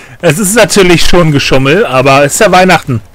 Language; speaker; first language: German; native; German